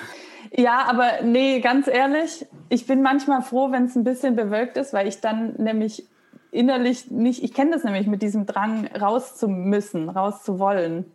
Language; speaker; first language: German; native; German